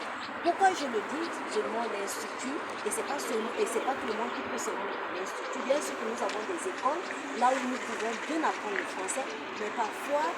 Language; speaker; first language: French; non-native, fluent; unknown